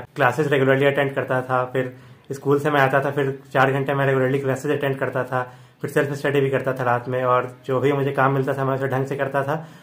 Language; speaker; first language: Hindi; native; Hindi